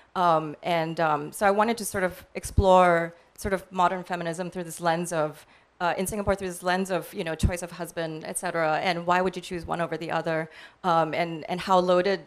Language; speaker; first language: English; native; English